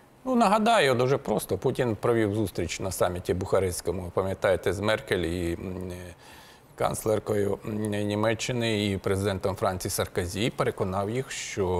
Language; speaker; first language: Ukrainian; native; Ukrainian